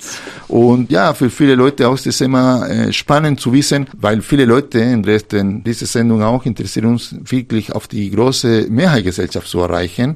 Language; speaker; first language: German; non-native, fluent; Spanish